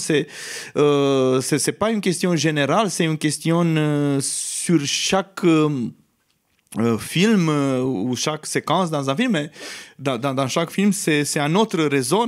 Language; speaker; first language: French; non-native, fluent; Romanian